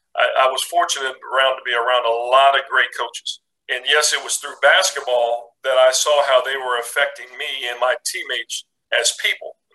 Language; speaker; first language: English; native; English